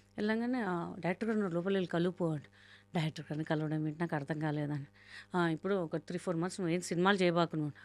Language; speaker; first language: Telugu; non-native, local second language; Hindi